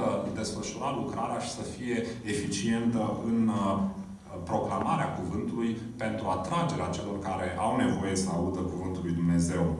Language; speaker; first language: Romanian; native; Romanian